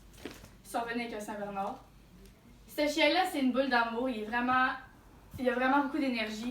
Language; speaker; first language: French; native; French